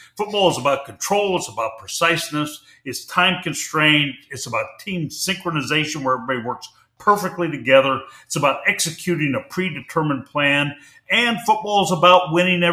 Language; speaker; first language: English; native; English